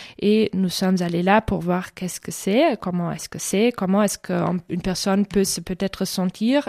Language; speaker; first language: French; non-native, fluent; German